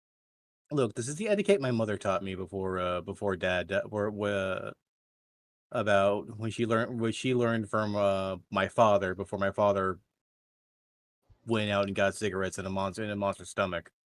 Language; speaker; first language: English; native; English